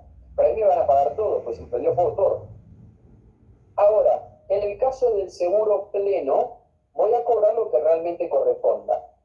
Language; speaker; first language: Spanish; native; Spanish